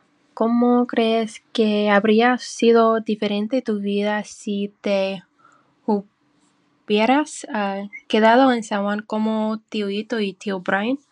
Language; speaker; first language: Spanish; early bilingual, heritage; English